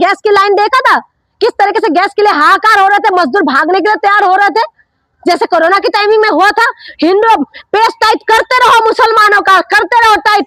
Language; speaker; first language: Hindi; non-native, local second language; Assamese